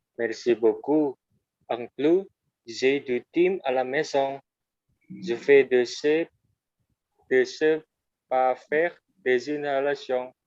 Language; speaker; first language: French; non-native, learner; Indonesian